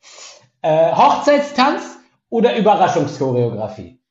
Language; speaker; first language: German; native; German